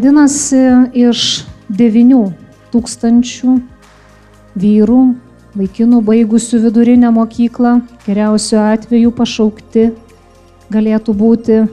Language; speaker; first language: Lithuanian; native; Lithuanian